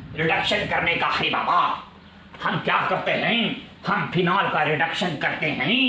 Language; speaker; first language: Hindi; non-native, local second language; Marathi